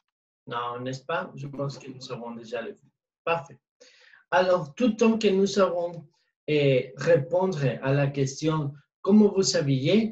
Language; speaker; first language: French; non-native, learner; Spanish